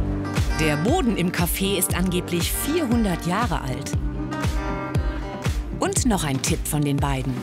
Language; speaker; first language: German; native; German